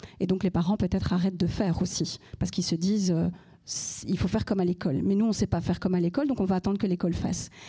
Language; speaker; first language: French; native; French